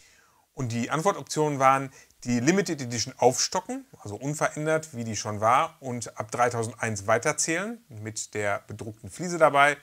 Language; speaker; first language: German; native; German